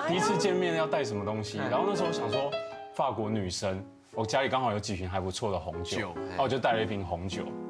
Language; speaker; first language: Chinese; native; Chinese